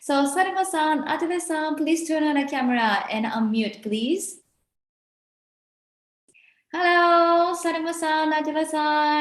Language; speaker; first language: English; non-native, learner; Japanese